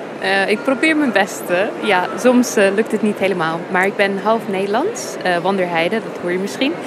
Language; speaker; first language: Dutch; early bilingual, heritage; English